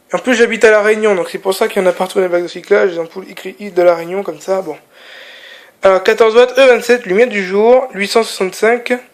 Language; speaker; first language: French; native; French